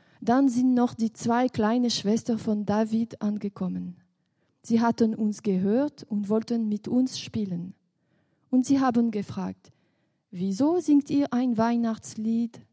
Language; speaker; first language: German; non-native, local second language; French